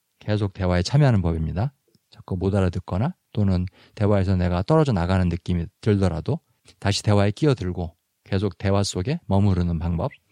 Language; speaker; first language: Korean; native; Korean